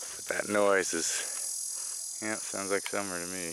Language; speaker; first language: English; native; English